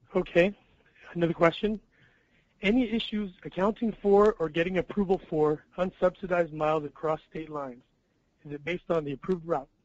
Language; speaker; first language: English; native; English